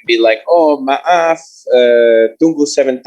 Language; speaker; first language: Indonesian; non-native, learner; English